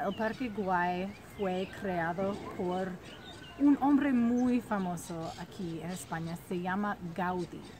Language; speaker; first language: Spanish; non-native, fluent; English